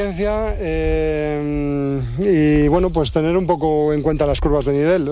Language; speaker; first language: Spanish; native; Spanish